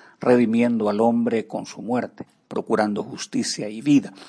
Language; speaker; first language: Spanish; native; Spanish